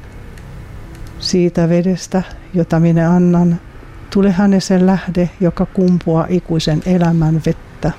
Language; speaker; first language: Finnish; non-native, fluent; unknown